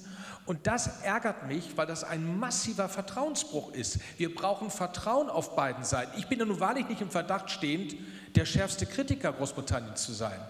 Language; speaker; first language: German; native; German